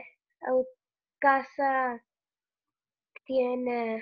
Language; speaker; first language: Spanish; non-native, learner; English